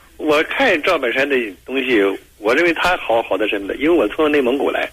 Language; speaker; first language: Chinese; native; Chinese